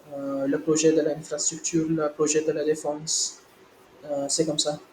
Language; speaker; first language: French; non-native, learner; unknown